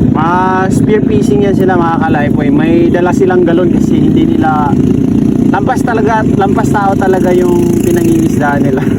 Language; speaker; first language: Filipino; non-native, local second language; Maguindanaon